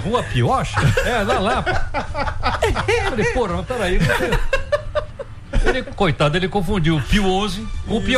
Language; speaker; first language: Portuguese; native; Portuguese